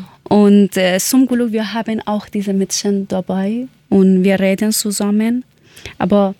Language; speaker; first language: German; non-native, learner; Persian